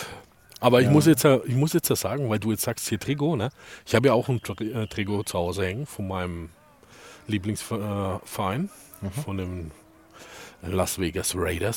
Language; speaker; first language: German; native; German